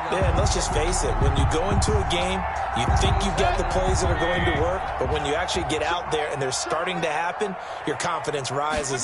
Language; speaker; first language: English; native; English